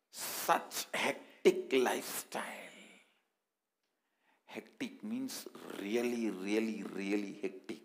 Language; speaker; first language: English; non-native, local second language; Tamil